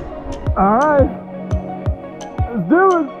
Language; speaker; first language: English; native; English